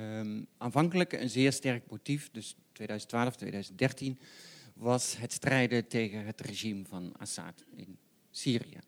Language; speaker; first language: Dutch; native; Dutch